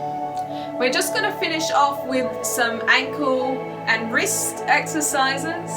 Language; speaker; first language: English; native; English